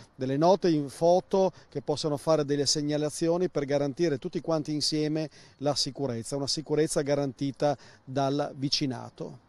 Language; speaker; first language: Italian; native; Italian